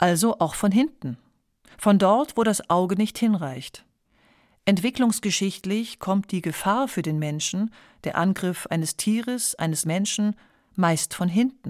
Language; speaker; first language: German; native; German